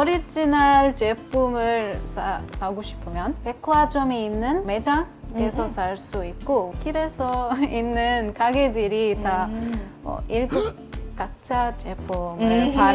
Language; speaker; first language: Korean; non-native, learner; Arabic